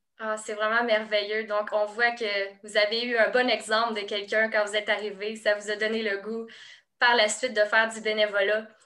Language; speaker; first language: French; native; French